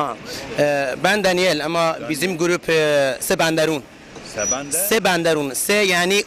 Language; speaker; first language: Turkish; non-native, learner; Persian